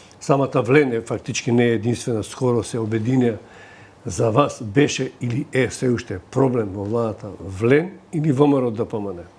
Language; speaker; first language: Macedonian; native; Macedonian